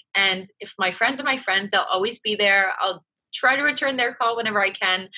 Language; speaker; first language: English; early bilingual, other home language; French